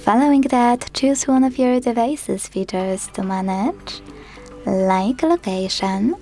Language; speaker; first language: English; non-native, fluent; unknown